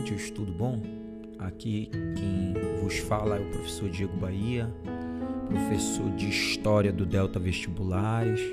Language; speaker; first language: Portuguese; native; Portuguese